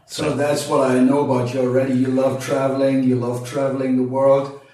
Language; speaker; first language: English; non-native, fluent; German